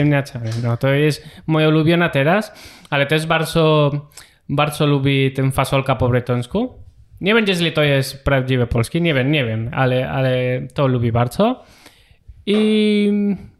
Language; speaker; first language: Polish; non-native, learner; Spanish